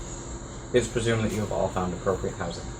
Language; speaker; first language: English; native; English